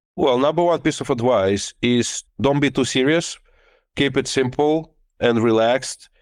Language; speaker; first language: English; non-native, fluent; Lithuanian